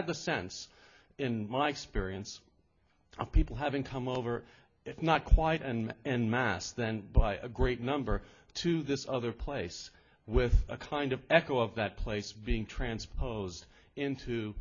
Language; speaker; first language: English; native; English